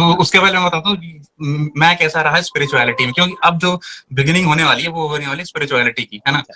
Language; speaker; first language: Hindi; native; Hindi